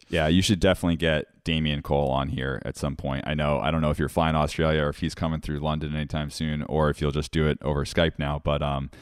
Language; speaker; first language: English; native; English